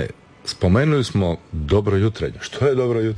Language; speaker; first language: Serbian; native; Serbian